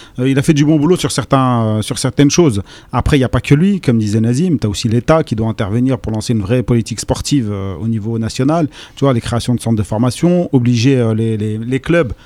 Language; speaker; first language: French; native; French